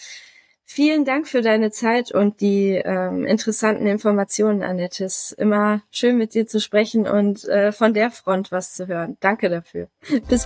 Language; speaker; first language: German; native; German